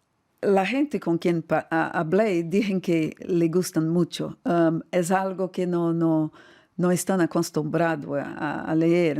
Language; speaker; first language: Spanish; non-native, fluent; Portuguese